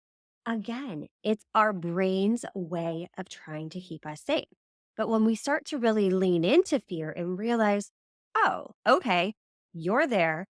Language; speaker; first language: English; native; English